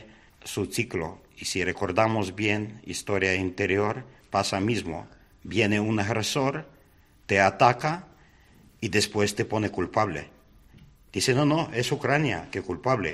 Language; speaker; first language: Spanish; non-native, learner; Ukrainian